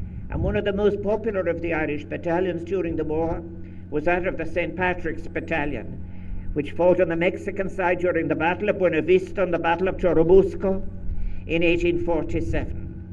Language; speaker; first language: English; native; English